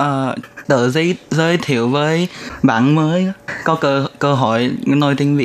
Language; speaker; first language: Vietnamese; non-native, learner; Chinese